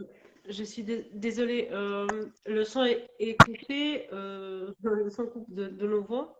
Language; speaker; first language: French; non-native, learner; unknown